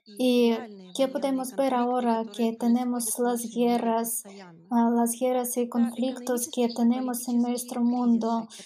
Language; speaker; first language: Spanish; non-native, learner; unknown